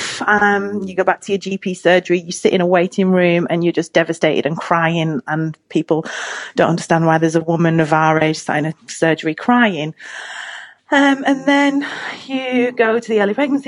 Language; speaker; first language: English; native; English